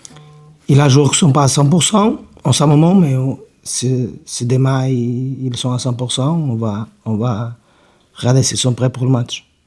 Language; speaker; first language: French; non-native, learner; Portuguese